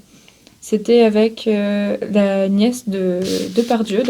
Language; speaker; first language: French; native; French